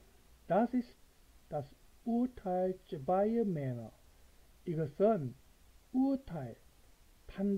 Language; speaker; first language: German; non-native, fluent; Korean